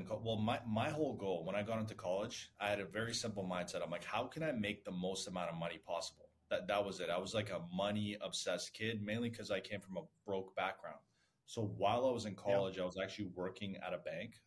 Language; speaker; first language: English; early bilingual, other home language; Persian